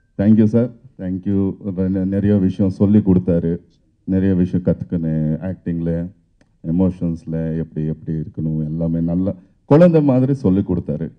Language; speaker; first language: Tamil; non-native, learner; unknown